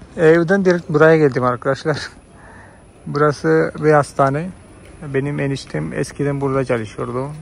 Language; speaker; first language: Turkish; non-native, fluent; Malayalam